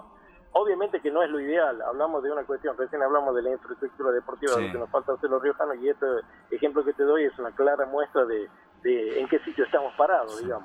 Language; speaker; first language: Spanish; native; Spanish